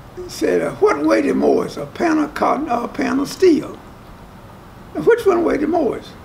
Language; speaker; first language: English; native; English